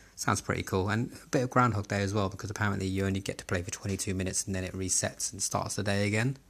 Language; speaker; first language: English; native; English